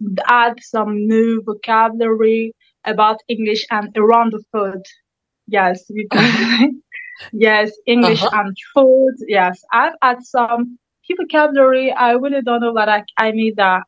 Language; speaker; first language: English; non-native, learner; French